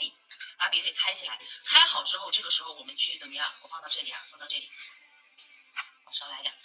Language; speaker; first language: Chinese; native; Chinese